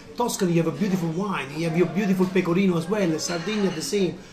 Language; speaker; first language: English; non-native, learner; Italian